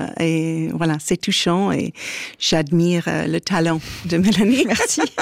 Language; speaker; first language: French; non-native, fluent; English